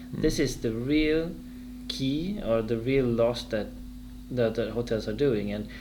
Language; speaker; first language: English; non-native, fluent; Swedish